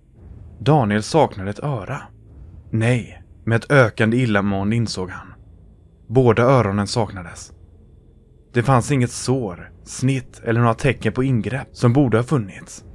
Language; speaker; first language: Swedish; native; Swedish